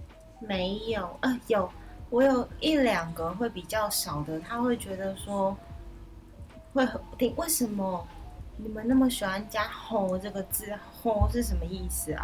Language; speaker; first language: Chinese; native; Chinese